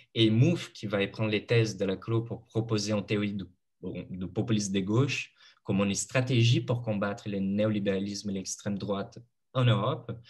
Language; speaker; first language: French; non-native, fluent; Portuguese